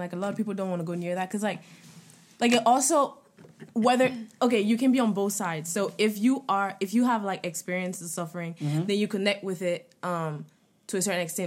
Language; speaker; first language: English; non-native, fluent; French